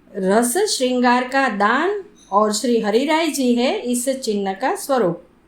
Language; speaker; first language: Hindi; non-native, local second language; Gujarati